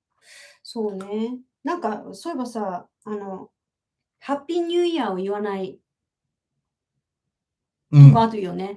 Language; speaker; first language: Japanese; native; Japanese